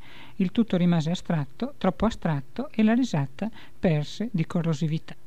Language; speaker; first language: Italian; native; Italian